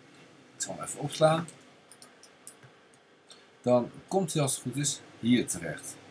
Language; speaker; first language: Dutch; native; Dutch